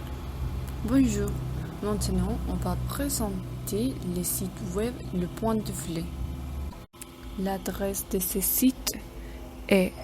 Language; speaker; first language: French; non-native, learner; Spanish